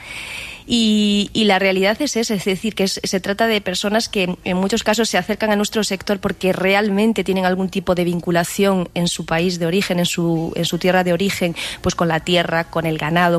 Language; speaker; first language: Spanish; native; Spanish